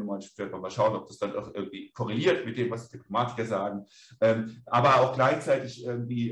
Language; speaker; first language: German; native; German